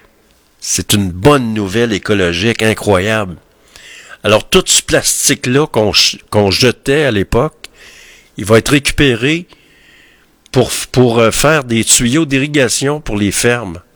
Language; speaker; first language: French; native; French